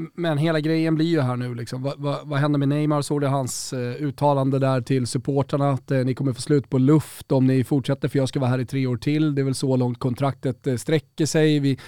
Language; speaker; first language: Swedish; native; Swedish